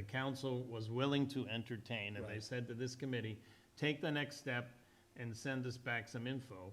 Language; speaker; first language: English; native; English